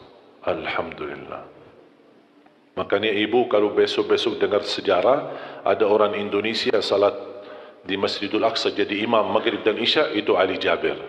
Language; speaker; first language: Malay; non-native, fluent; Arabic